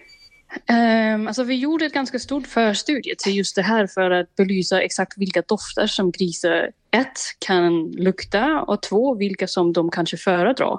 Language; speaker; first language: Swedish; non-native, fluent; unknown